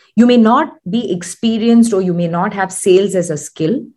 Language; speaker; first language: English; non-native, local second language; Tamil